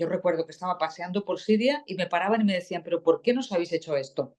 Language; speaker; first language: Spanish; native; Spanish